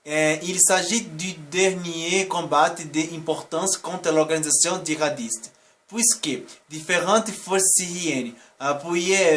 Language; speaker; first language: French; non-native, learner; Portuguese